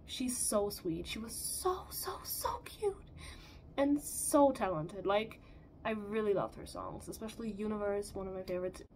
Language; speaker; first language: English; non-native, fluent; German